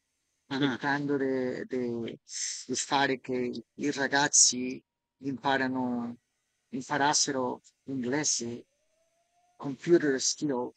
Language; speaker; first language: Italian; non-native, fluent; Spanish